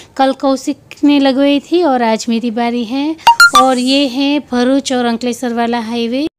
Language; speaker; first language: Hindi; non-native, local second language; Gujarati